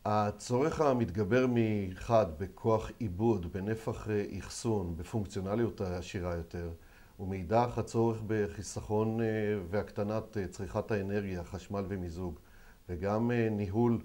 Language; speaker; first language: Hebrew; native; Hebrew